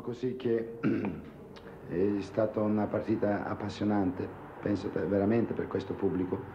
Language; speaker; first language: Italian; non-native, fluent; Swedish